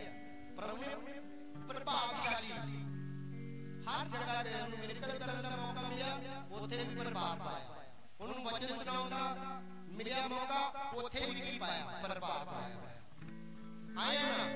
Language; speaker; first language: Hindi; non-native, local second language; Punjabi